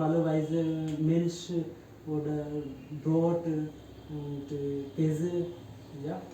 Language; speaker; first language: German; non-native, learner; Hindi